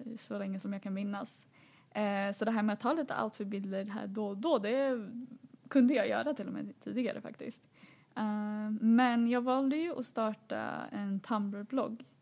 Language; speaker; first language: Swedish; early bilingual, other home language; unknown